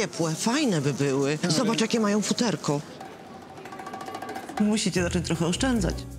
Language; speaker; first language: Polish; native; Polish